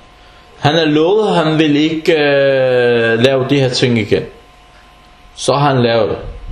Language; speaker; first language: Danish; non-native, fluent; Arabic